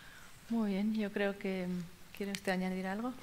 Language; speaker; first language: Spanish; native; Spanish